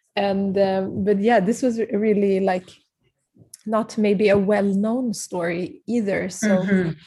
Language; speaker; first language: English; early bilingual, other home language; Kurdish